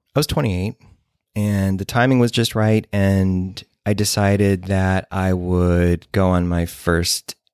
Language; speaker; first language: English; native; English